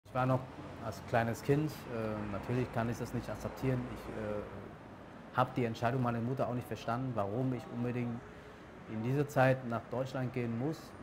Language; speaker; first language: German; non-native, fluent; Vietnamese